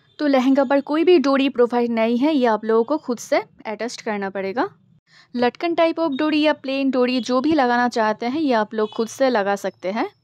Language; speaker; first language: Hindi; non-native, local second language; Bangla